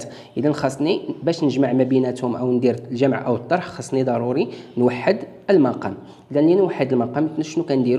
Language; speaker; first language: Arabic; native; Arabic